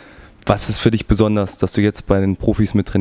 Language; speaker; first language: German; native; German